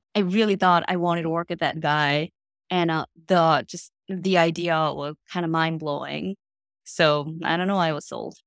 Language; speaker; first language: English; non-native, fluent; Korean